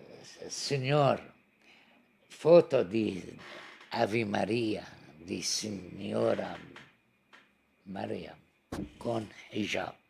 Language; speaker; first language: Portuguese; non-native, learner; Arabic